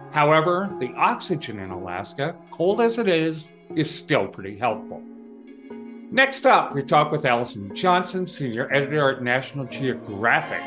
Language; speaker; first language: English; native; English